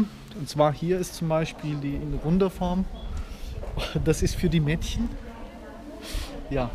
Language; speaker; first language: German; non-native, fluent; Uzbek